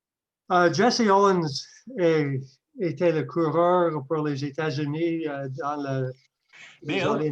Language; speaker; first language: French; non-native, fluent; English